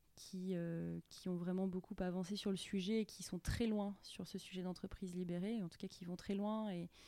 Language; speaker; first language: French; native; French